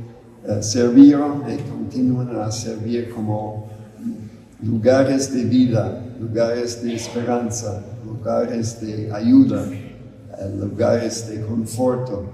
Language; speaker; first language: Spanish; non-native, fluent; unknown